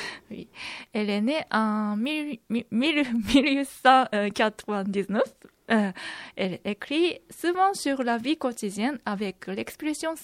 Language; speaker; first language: French; non-native, fluent; Japanese